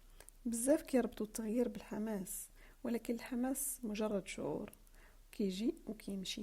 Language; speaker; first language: Arabic; native; Arabic